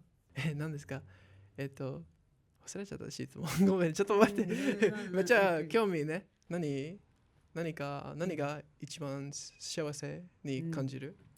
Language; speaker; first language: Japanese; non-native, learner; English